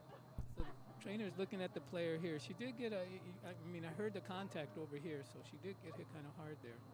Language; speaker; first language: English; native; English